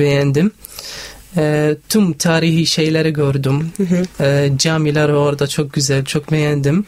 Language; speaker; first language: Turkish; non-native, learner; Arabic